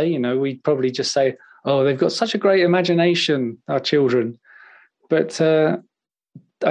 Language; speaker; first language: English; native; English